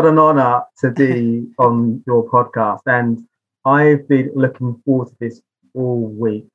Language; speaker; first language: English; native; English